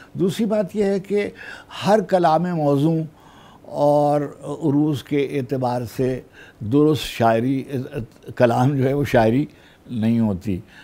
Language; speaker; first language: Urdu; native; Urdu